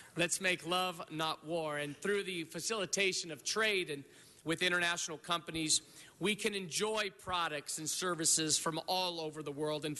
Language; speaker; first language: English; native; English